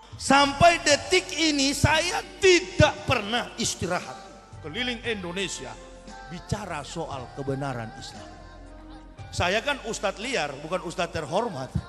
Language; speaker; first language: Indonesian; native; Indonesian